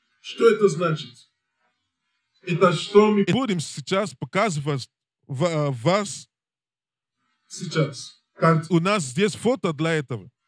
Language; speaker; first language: Russian; non-native, learner; English